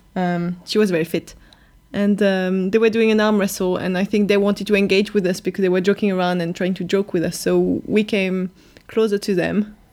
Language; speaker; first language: English; non-native, fluent; French